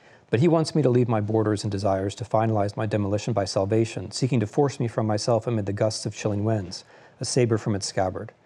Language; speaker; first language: English; native; English